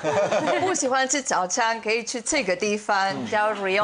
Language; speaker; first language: Chinese; non-native, fluent; Spanish